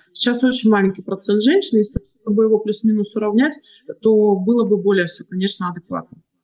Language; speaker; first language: Russian; native; Russian